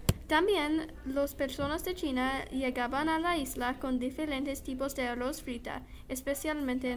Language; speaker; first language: Spanish; non-native, learner; English